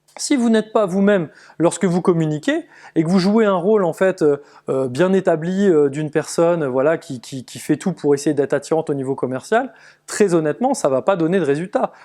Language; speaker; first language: French; native; French